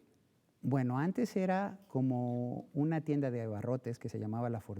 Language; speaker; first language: Spanish; native; Spanish